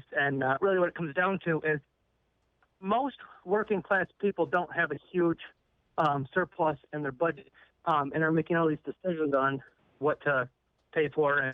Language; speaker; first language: English; native; English